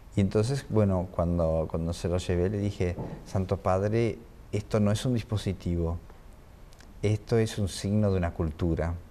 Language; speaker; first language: Spanish; native; Spanish